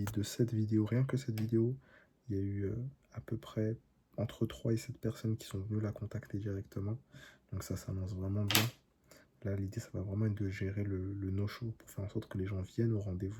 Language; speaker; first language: French; native; French